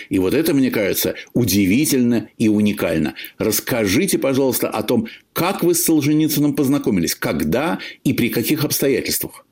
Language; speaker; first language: Russian; native; Russian